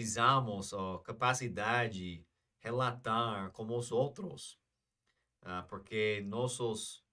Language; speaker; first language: Portuguese; non-native, fluent; English